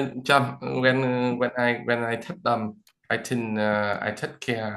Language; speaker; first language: English; non-native, learner; Vietnamese